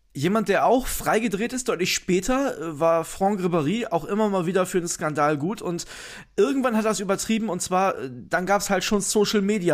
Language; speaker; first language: German; native; German